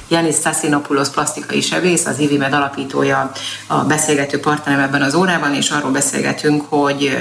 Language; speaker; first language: Hungarian; native; Hungarian